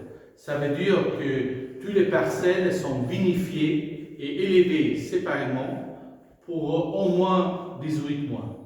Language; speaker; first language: French; non-native, fluent; Italian